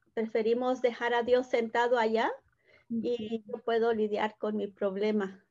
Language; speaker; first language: Spanish; native; Spanish